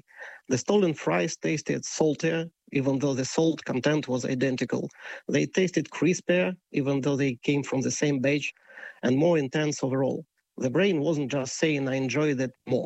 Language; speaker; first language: English; non-native, fluent; Russian